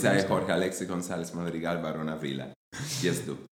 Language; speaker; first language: German; non-native, fluent; Spanish